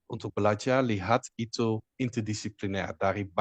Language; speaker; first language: Indonesian; non-native, fluent; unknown